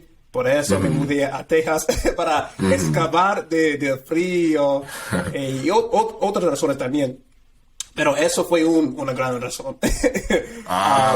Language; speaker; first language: Spanish; non-native, fluent; English